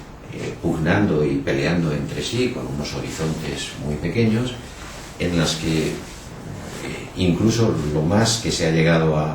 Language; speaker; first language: Spanish; native; Spanish